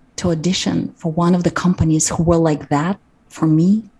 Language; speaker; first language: English; non-native, fluent; Russian